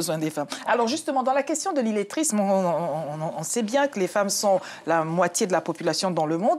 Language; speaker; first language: French; native; French